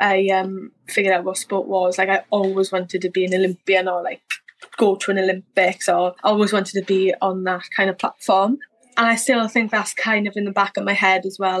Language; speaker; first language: English; native; English